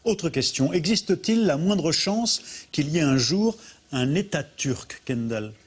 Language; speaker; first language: French; native; French